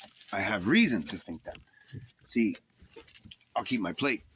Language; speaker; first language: English; native; English